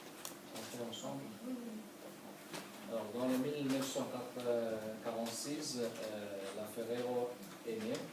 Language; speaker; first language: French; non-native, learner; Italian